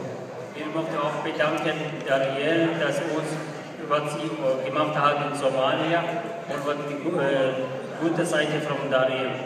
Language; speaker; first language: German; non-native, learner; Somali